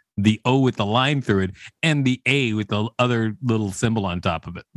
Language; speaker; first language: English; native; English